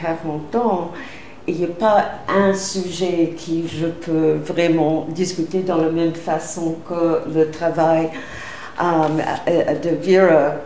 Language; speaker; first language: French; non-native, fluent; English